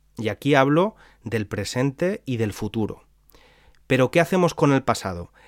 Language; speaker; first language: Spanish; native; Spanish